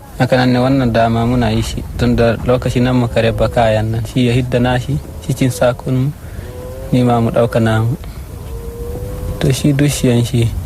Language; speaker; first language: Hausa; non-native, local second language; Fula